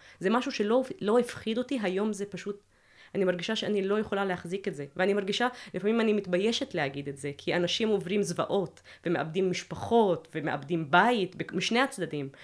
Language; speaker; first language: Hebrew; non-native, local second language; Arabic